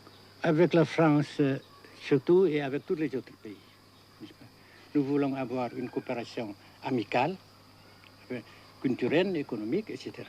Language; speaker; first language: French; non-native, fluent; Vietnamese